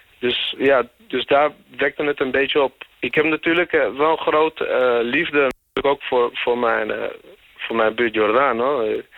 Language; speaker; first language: Dutch; native; Dutch